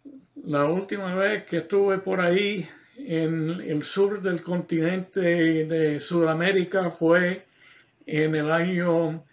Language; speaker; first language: Spanish; non-native, fluent; English